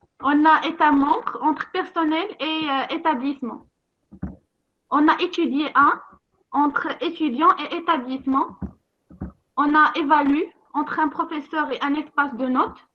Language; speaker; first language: French; non-native, local second language; Arabic